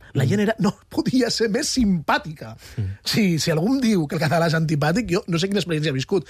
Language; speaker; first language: Catalan; non-native, fluent; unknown